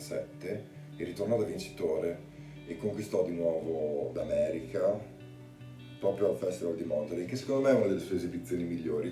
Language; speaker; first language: Italian; native; Italian